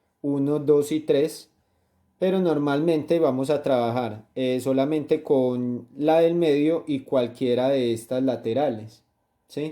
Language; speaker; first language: Spanish; native; Spanish